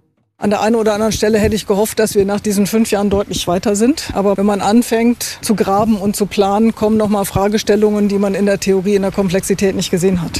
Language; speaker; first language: German; native; German